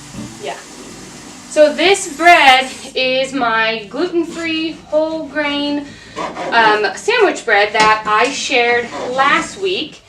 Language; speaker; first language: English; native; English